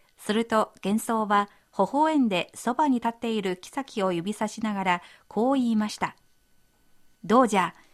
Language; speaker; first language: Japanese; non-native, fluent; Chinese